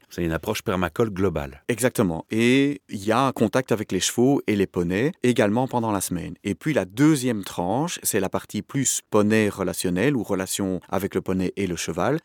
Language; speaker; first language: French; native; French